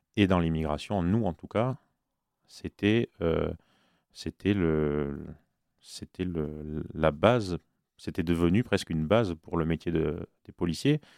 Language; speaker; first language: French; native; French